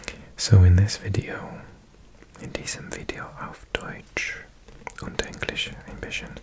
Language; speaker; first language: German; non-native, learner; English